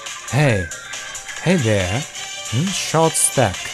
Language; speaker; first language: English; non-native, fluent; Japanese